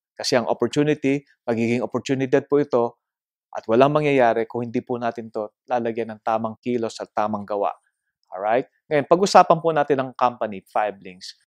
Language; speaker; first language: Filipino; native; Filipino